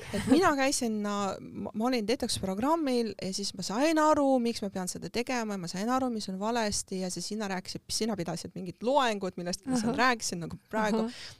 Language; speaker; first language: Estonian; native; Estonian